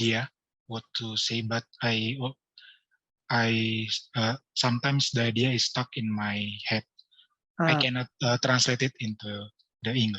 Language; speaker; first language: English; non-native, learner; Indonesian